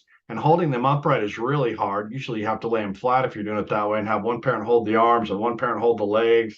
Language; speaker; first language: English; native; English